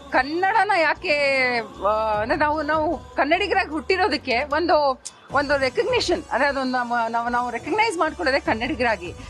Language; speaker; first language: Kannada; native; Kannada